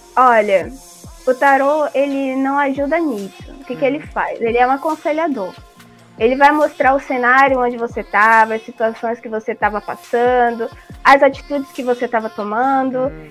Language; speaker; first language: Portuguese; native; Portuguese